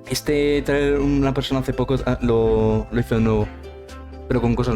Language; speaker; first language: Spanish; native; Spanish